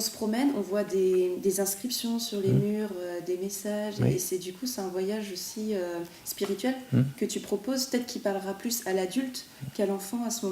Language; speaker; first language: French; native; French